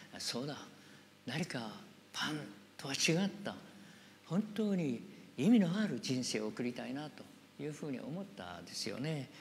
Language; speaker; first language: Japanese; native; Japanese